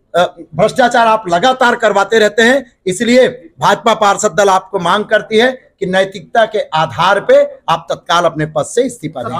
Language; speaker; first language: Hindi; native; Hindi